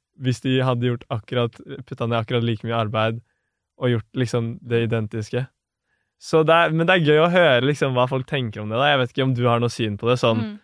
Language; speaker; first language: Norwegian; native; Norwegian